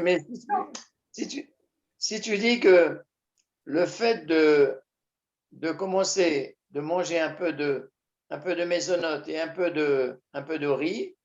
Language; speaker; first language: French; native; French